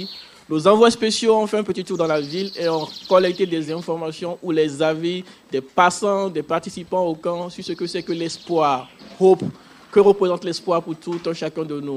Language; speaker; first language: French; non-native, fluent; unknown